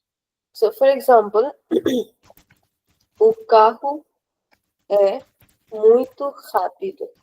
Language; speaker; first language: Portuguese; non-native, fluent; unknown